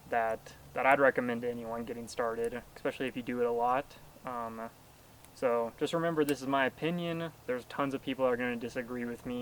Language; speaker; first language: English; native; English